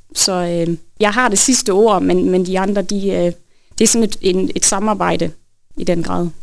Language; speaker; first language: Danish; native; Danish